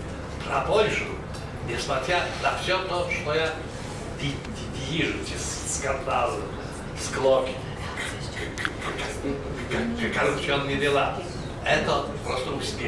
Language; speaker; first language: Russian; non-native, fluent; Polish